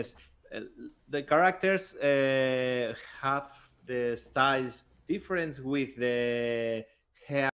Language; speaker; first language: English; non-native, learner; Spanish